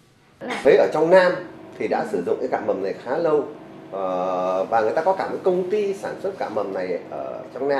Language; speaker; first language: Vietnamese; native; Vietnamese